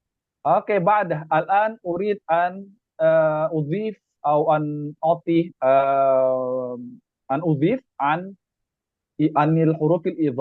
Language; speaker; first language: Arabic; non-native, fluent; Indonesian